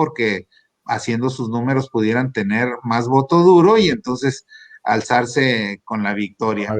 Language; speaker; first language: Spanish; native; Spanish